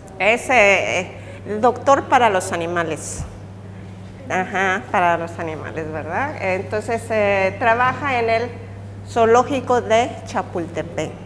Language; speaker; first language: Spanish; native; Spanish